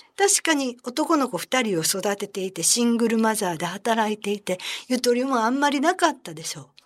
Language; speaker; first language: Japanese; native; Japanese